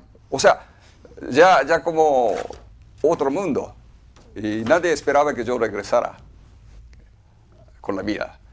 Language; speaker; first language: Spanish; non-native, fluent; Japanese